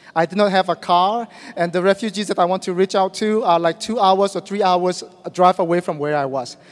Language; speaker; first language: English; non-native, fluent; Burmese